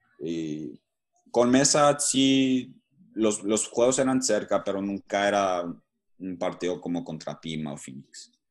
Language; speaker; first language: Spanish; early bilingual, heritage; Spanish